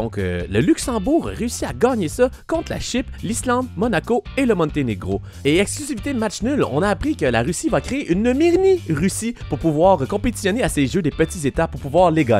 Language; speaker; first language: French; native; French